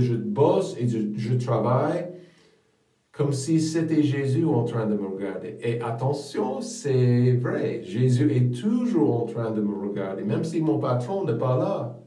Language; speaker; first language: French; non-native, fluent; English